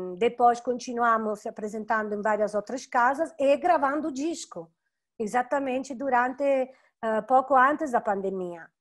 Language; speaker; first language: Portuguese; non-native, fluent; Italian